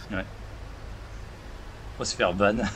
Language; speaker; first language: French; native; French